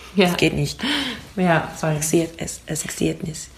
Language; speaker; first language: German; non-native, learner; English